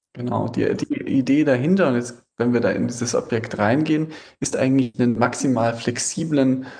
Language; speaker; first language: German; native; German